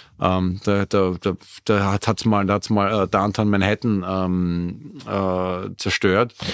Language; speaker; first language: German; native; German